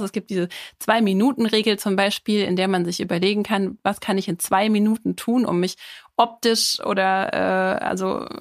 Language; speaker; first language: German; native; German